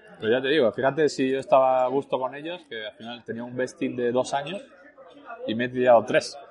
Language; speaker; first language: Spanish; early bilingual, other home language; French